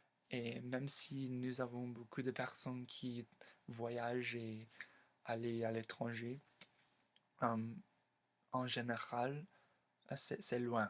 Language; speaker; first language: French; non-native, learner; English